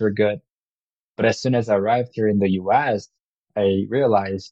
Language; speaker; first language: English; non-native, fluent; Korean